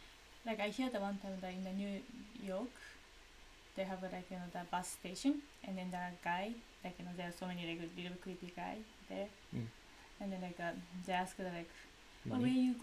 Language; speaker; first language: English; non-native, learner; Japanese